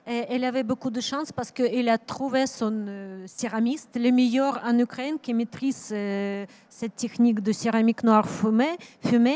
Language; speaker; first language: French; non-native, learner; Ukrainian